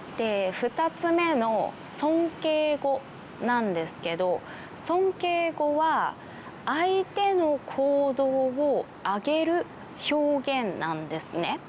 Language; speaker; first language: Japanese; native; Japanese